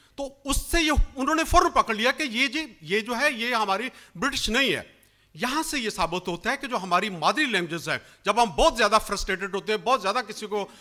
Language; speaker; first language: Urdu; non-native, local second language; Punjabi